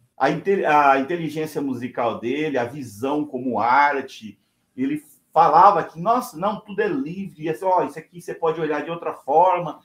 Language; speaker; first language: Portuguese; native; Portuguese